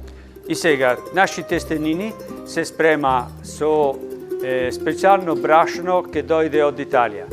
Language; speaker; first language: Macedonian; non-native, learner; Italian